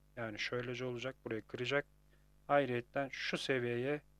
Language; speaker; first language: Turkish; native; Turkish